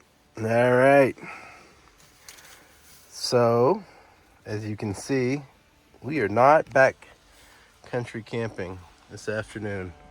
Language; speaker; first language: English; native; English